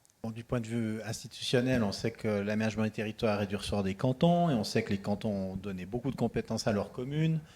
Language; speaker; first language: French; native; French